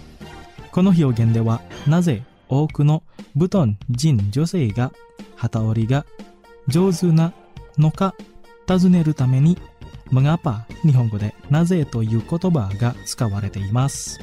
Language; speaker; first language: Japanese; non-native, fluent; Indonesian